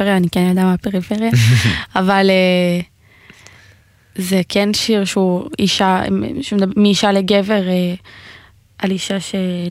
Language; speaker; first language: Hebrew; native; Hebrew